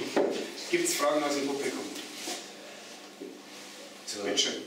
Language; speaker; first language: German; native; German